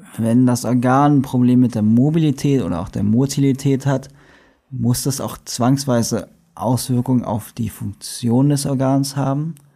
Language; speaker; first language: German; native; German